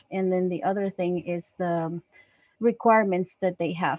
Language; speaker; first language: English; non-native, fluent; Spanish